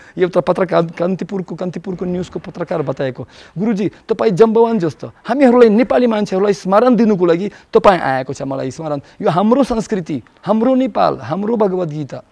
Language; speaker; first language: Nepali; non-native, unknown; Russian